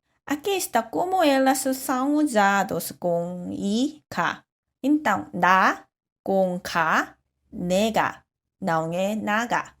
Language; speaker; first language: Portuguese; non-native, fluent; Korean